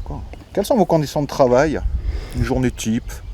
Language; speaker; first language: French; native; French